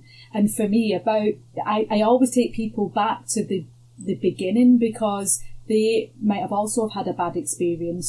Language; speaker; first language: English; native; English